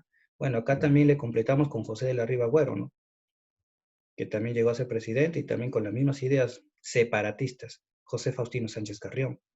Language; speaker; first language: Spanish; native; Spanish